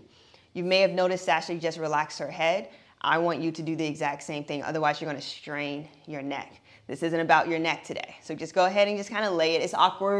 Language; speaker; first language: English; native; English